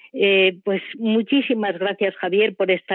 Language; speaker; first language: Spanish; native; Spanish